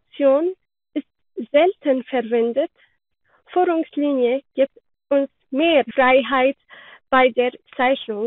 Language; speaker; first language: German; non-native, learner; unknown